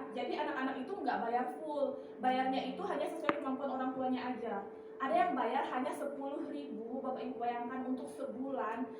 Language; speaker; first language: Indonesian; non-native, local second language; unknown